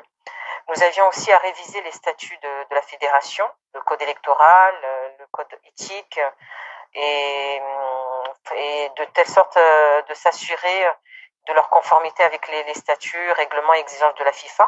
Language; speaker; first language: French; non-native, local second language; Comorian